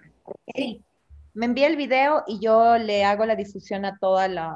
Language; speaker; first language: Spanish; native; Spanish